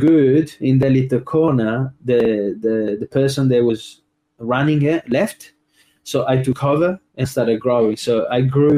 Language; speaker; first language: English; non-native, fluent; Italian